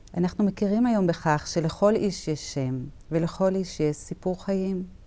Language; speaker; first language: Hebrew; native; Hebrew